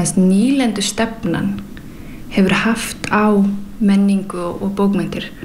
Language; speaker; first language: Icelandic; early bilingual, heritage; Icelandic